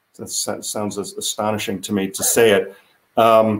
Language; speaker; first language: English; native; English